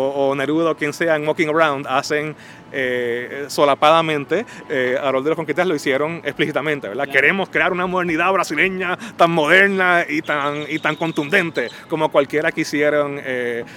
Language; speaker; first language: Spanish; native; Spanish